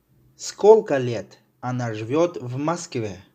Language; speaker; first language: Russian; non-native, fluent; Tajik